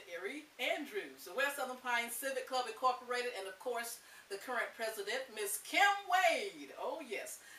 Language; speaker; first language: English; native; English